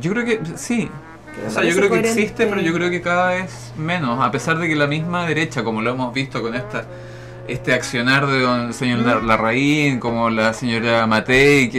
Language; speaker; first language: Spanish; native; Spanish